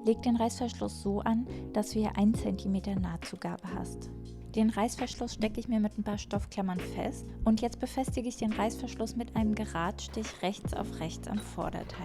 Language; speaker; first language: German; native; German